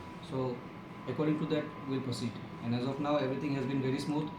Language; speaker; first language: English; non-native, local second language; Bangla